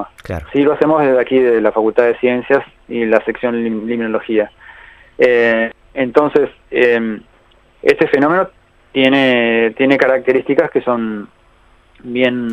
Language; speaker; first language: Spanish; native; Spanish